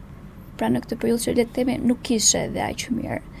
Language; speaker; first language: Albanian; native; Albanian